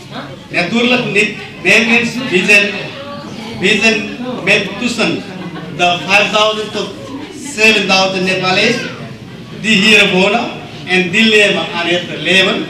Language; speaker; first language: Dutch; non-native, learner; Nepali